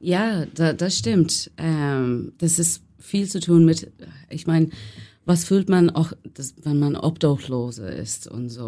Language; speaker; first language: German; non-native, learner; English